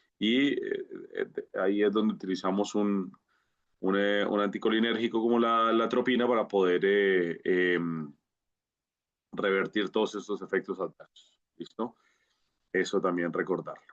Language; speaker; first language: Spanish; native; Spanish